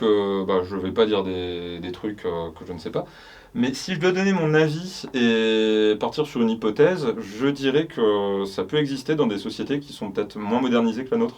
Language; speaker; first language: French; native; French